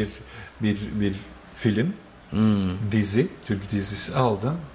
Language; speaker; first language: Turkish; non-native, fluent; Bosnian